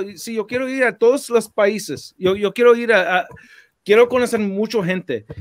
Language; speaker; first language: Spanish; non-native, learner; English